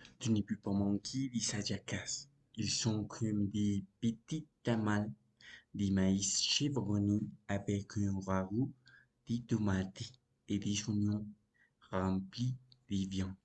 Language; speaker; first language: French; non-native, learner; Spanish